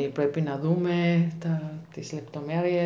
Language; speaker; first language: Greek; non-native, learner; German